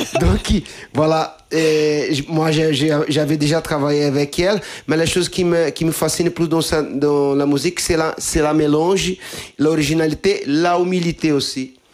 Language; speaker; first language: French; non-native, fluent; Portuguese